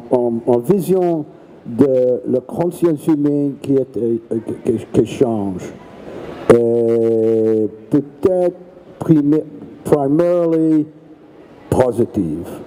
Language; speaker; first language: French; non-native, learner; English